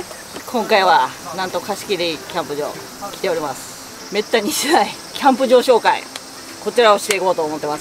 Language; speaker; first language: Japanese; native; Japanese